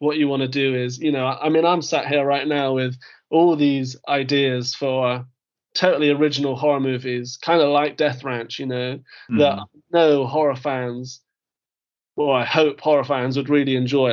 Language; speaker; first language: English; native; English